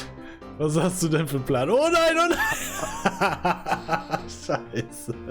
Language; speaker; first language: German; native; German